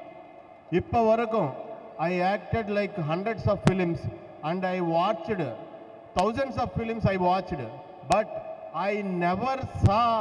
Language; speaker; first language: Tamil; non-native, learner; Telugu